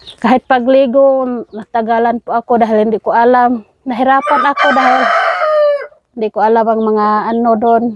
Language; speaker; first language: Filipino; non-native, local second language; Cebuano